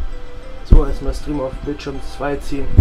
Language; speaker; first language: German; native; German